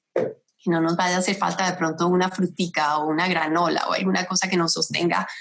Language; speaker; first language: Spanish; native; Spanish